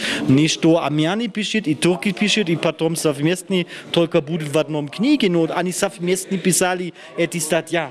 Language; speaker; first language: Russian; non-native, fluent; German